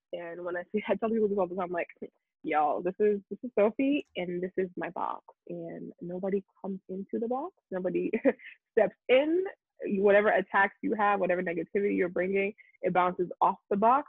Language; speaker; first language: English; non-native, local second language; Yoruba